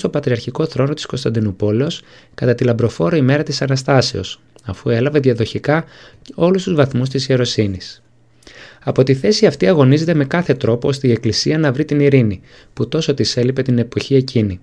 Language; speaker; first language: Greek; native; Greek